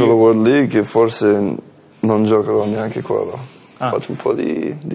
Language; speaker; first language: Italian; non-native, learner; English